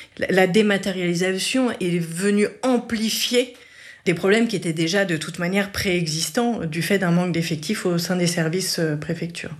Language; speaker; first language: French; native; French